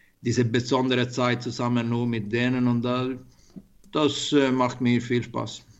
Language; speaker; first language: German; non-native, learner; Swedish